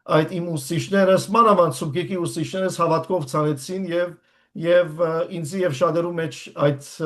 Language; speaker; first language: Armenian; native; Armenian